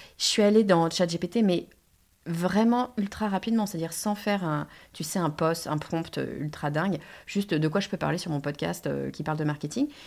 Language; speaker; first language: French; native; French